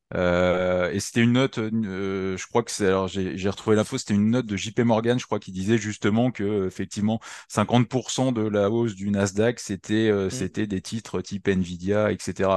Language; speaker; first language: French; native; French